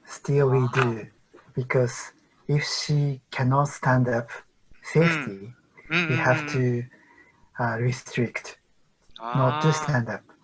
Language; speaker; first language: English; non-native, learner; Japanese